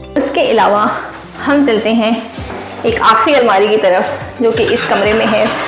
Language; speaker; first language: Urdu; native; Urdu